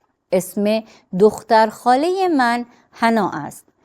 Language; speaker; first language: Persian; non-native, fluent; Urdu